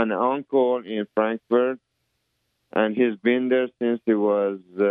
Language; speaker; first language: English; early bilingual, other home language; Persian